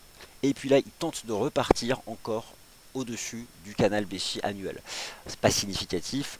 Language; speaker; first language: French; native; French